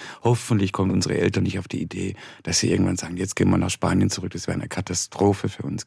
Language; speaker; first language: German; native; German